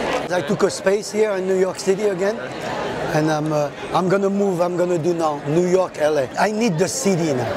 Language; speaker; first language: English; non-native, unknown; French